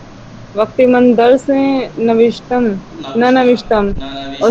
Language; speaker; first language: Persian; non-native, learner; Urdu